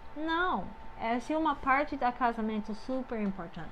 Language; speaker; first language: Portuguese; non-native, fluent; English